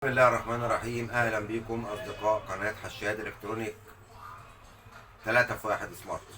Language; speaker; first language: Arabic; native; Arabic